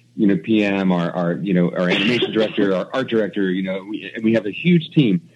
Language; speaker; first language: English; native; English